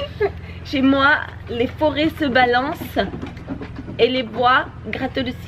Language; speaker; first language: French; native; French